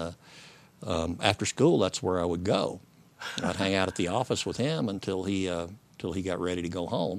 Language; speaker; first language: English; native; English